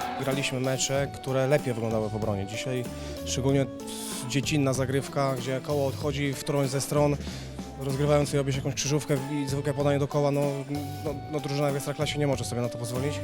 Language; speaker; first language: Polish; native; Polish